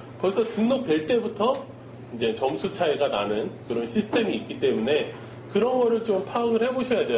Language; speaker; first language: Korean; native; Korean